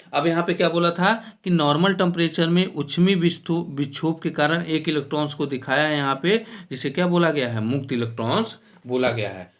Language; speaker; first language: Hindi; native; Hindi